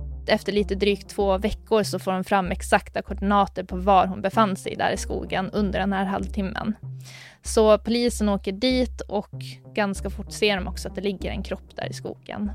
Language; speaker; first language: Swedish; native; Swedish